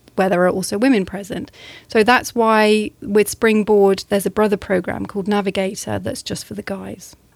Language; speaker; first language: English; native; English